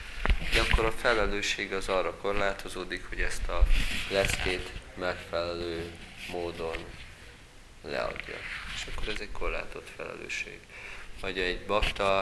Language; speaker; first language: Hungarian; native; Hungarian